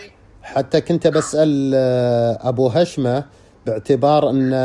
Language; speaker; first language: Arabic; native; Arabic